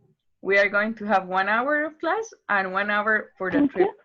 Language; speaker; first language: English; non-native, learner; Spanish